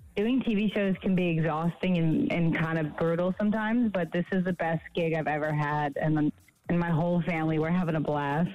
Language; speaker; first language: English; native; English